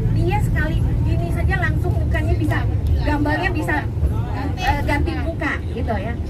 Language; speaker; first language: Indonesian; non-native, fluent; Cantonese